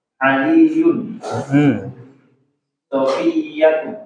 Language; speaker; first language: Arabic; non-native, learner; Indonesian